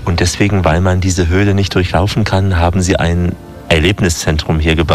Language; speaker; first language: German; native; German